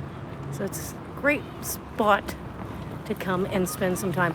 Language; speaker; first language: English; native; English